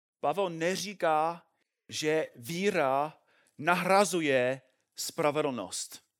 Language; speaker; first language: Czech; non-native, fluent; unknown